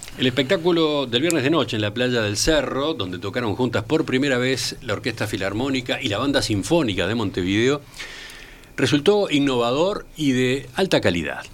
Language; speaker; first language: Spanish; native; Spanish